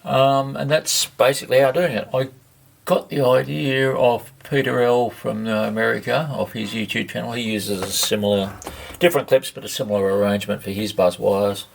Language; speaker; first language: English; native; English